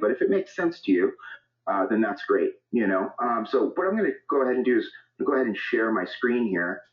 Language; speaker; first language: English; native; English